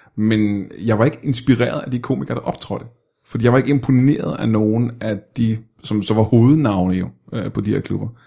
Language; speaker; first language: Danish; native; Danish